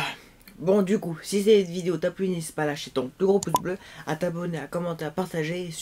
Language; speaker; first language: French; native; French